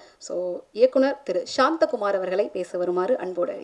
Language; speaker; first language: Tamil; native; Tamil